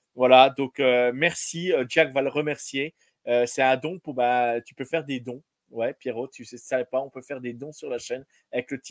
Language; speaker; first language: French; native; French